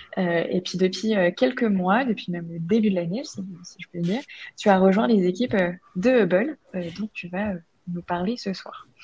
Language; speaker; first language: French; native; French